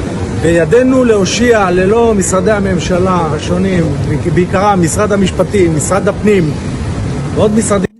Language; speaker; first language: Hebrew; native; Hebrew